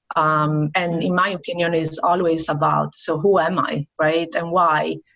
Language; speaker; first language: English; non-native, fluent; Italian